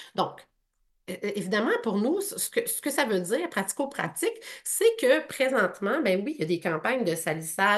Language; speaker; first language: French; native; French